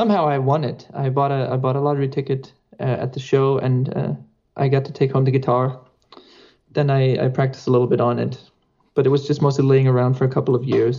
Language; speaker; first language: English; non-native, fluent; Dutch